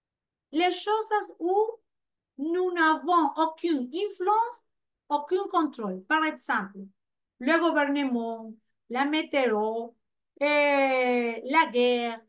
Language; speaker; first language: French; non-native, fluent; Spanish